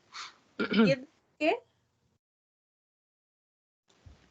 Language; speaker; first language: Spanish; native; Spanish